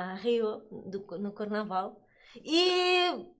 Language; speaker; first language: Portuguese; non-native, learner; Russian